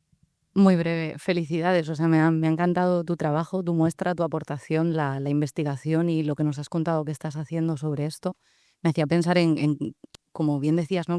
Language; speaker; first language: Spanish; native; Spanish